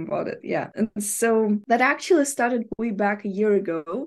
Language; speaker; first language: English; non-native, fluent; Ukrainian